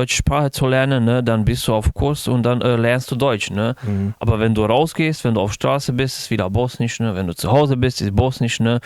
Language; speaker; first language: German; non-native, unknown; Bosnian